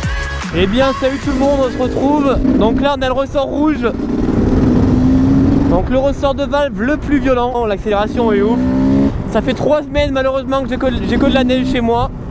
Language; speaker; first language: French; native; French